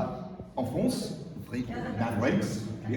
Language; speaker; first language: French; non-native, learner; English